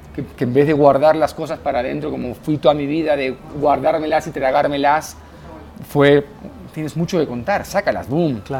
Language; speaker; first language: Spanish; native; Spanish